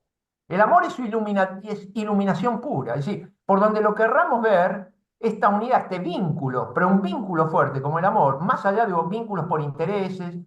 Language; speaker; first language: Spanish; native; Spanish